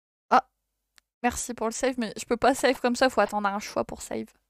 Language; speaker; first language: French; native; French